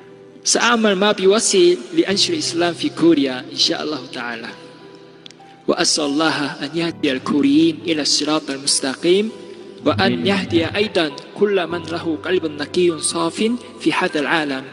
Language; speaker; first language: Arabic; non-native, fluent; Korean